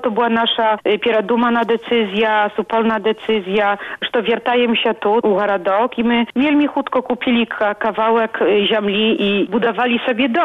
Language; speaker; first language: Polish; non-native, local second language; Belarusian